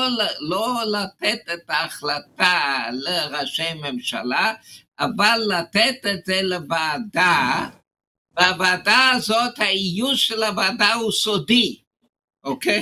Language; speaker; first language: Hebrew; non-native, fluent; English